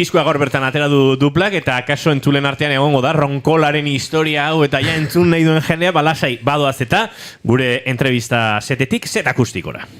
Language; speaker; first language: Basque; native; Basque